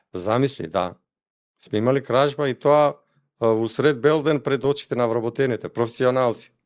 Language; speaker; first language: Macedonian; non-native, local second language; Albanian